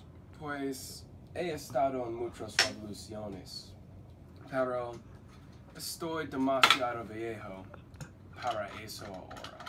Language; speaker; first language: Spanish; non-native, learner; English